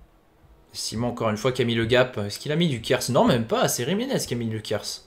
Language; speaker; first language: French; native; French